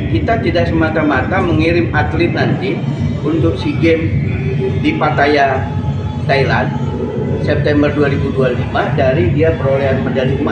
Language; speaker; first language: Indonesian; native; Indonesian